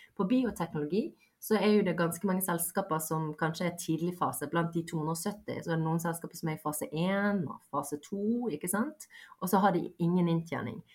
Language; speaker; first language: Norwegian; early bilingual, other home language; Bosnian